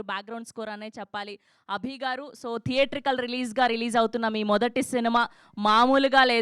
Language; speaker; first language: Telugu; native; Telugu